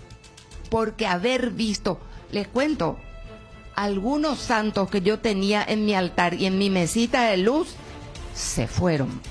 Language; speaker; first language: Spanish; native; Spanish